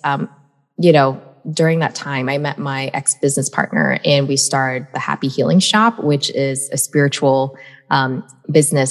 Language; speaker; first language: English; native; English